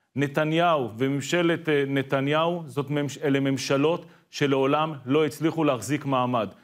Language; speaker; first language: Hebrew; native; Hebrew